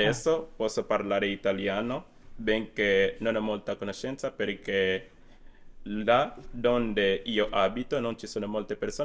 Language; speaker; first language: Italian; non-native, learner; Portuguese